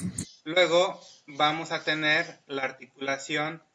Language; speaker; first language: Spanish; native; Spanish